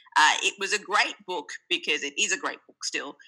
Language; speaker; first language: English; native; English